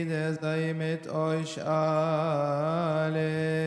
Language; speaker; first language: German; non-native, learner; Arabic